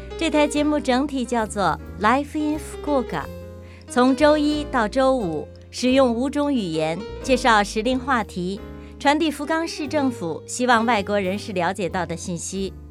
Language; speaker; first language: Chinese; native; Chinese